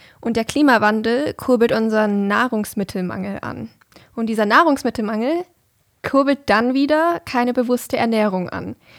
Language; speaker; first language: German; native; German